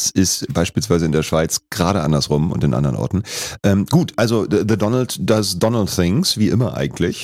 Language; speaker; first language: German; native; German